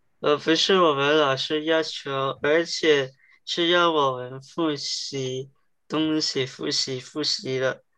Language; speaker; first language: Chinese; early bilingual, heritage; Chinese